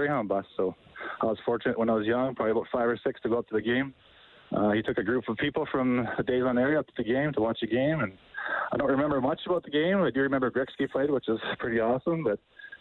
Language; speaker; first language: English; native; English